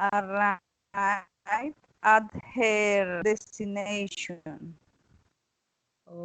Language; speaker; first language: English; non-native, learner; Spanish